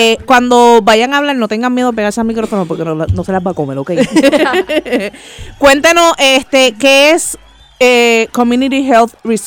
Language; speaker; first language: Spanish; native; Spanish